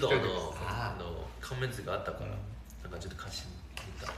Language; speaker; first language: Japanese; non-native, fluent; Chinese